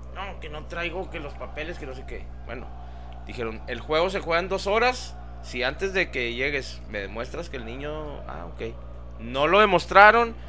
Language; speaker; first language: Spanish; native; Spanish